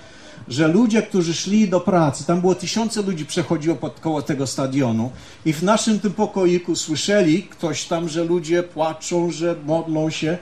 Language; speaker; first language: Polish; early bilingual, heritage; Polish